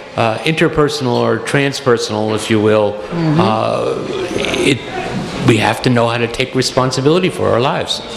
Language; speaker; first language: English; native; English